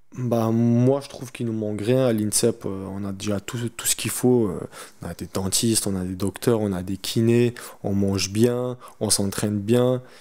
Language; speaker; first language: French; early bilingual, other home language; Chechen